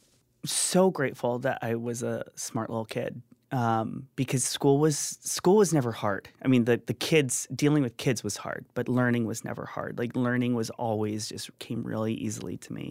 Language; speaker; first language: English; native; English